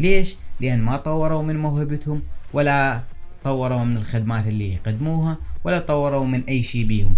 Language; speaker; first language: Arabic; native; Arabic